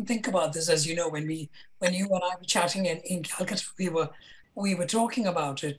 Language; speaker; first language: English; non-native, local second language; Malayalam